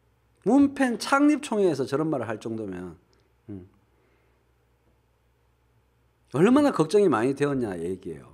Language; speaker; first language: Korean; native; Korean